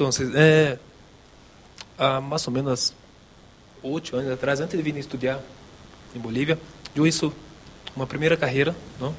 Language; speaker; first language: Spanish; non-native, local second language; Portuguese